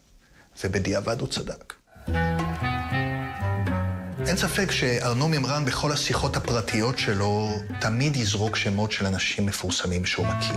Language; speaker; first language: Hebrew; native; Hebrew